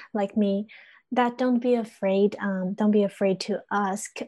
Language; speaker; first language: English; non-native, fluent; Chinese